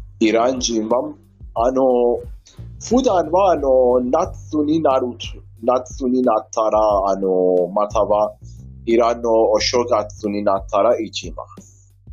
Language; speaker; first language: Japanese; non-native, learner; Persian